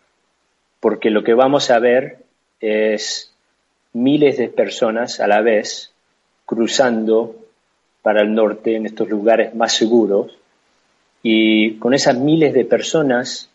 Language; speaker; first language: Spanish; non-native, fluent; English